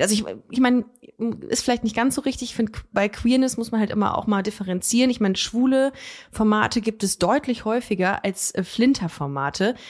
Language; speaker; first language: German; native; German